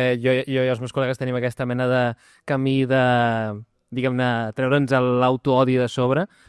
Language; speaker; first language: Catalan; non-native, local second language; Spanish